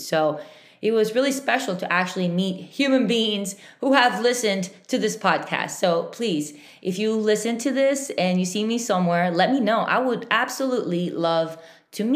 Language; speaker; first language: English; non-native, fluent; Spanish